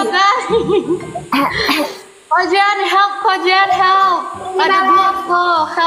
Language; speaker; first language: Indonesian; non-native, learner; Vietnamese